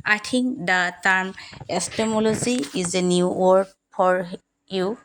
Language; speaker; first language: English; non-native, local second language; Assamese